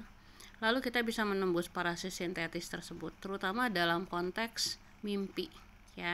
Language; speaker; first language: Indonesian; native; Indonesian